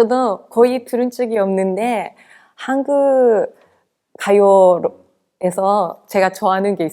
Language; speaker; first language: Korean; non-native, fluent; Japanese